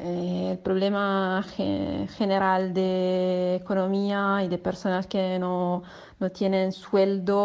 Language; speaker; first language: Spanish; non-native, fluent; Italian